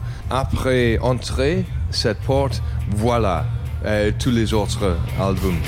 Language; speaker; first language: French; non-native, learner; English